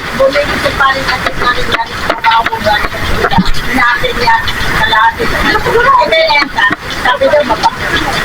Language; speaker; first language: Filipino; non-native, local second language; Pampanga